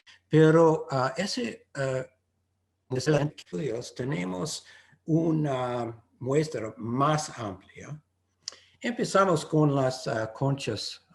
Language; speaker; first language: Spanish; non-native, fluent; English